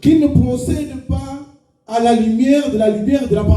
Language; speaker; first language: French; non-native, local second language; Lingala